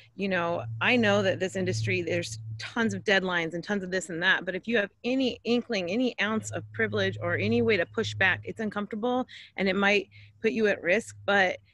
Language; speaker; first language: English; native; English